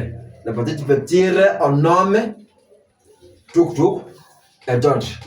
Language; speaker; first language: French; non-native, fluent; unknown